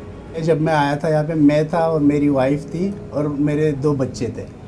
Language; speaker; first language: Hindi; non-native, fluent; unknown